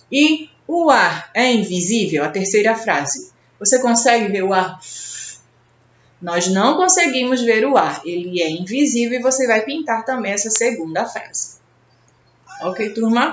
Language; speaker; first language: Portuguese; native; Portuguese